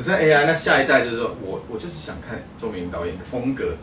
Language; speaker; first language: Chinese; native; Chinese